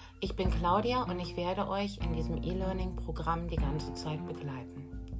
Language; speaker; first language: German; native; German